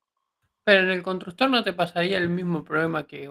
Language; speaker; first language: Spanish; native; Spanish